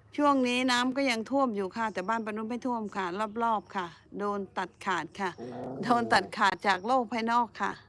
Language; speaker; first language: Thai; non-native, local second language; Northeastern Thai